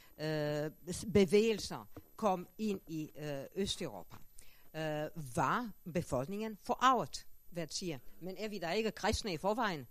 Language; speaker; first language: Danish; non-native, fluent; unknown